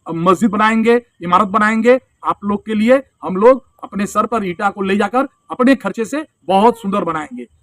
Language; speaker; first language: Hindi; non-native, local second language; Bangla